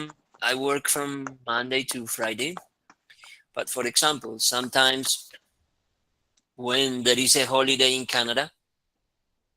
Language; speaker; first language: English; non-native, fluent; Spanish